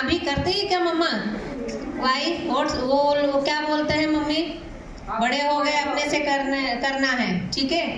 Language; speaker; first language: Hindi; non-native, local second language; Marathi